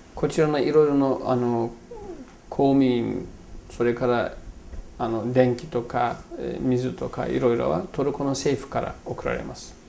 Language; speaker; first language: Japanese; non-native, fluent; Turkish